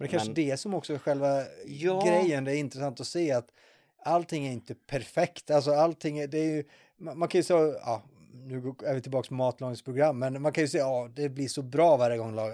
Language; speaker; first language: Swedish; native; Swedish